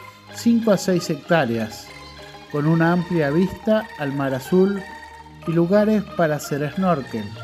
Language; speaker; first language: Spanish; non-native, fluent; Indonesian